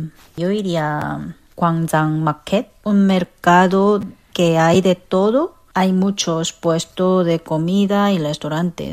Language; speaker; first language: Spanish; non-native, fluent; Korean